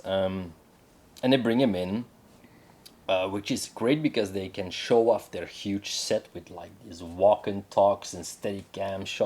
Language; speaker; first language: English; non-native, fluent; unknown